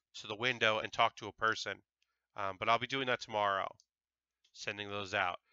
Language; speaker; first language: English; native; English